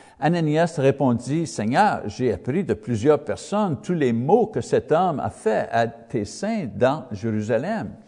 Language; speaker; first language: French; non-native, learner; English